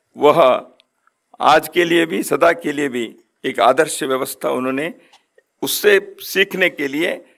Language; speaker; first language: Hindi; non-native, local second language; Kannada